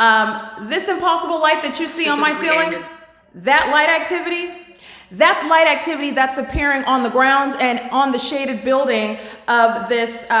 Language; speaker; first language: English; native; English